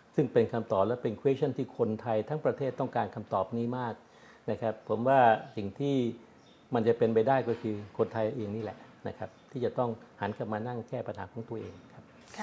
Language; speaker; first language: Thai; native; Thai